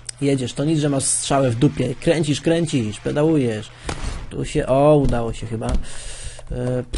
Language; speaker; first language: Polish; native; Polish